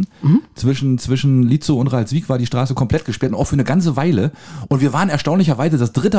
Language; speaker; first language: German; native; German